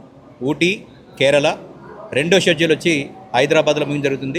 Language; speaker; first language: Telugu; native; Telugu